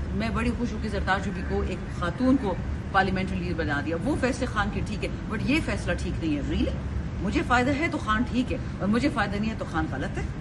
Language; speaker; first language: Urdu; non-native, local second language; Pashto